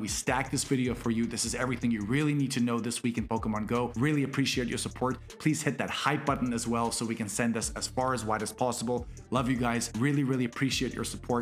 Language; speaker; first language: English; native; English